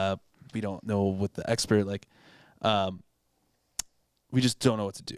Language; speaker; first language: English; native; English